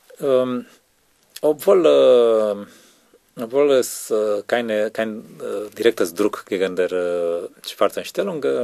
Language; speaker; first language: German; non-native, learner; Romanian